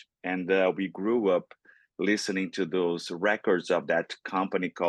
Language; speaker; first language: English; non-native, fluent; Portuguese